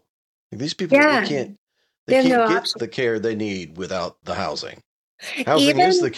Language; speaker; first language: English; native; English